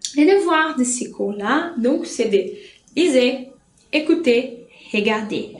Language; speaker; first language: French; non-native, fluent; Portuguese